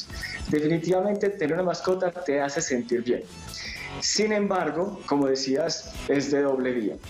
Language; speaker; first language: Spanish; native; Spanish